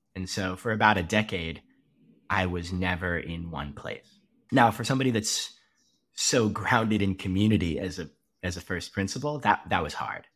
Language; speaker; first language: English; native; English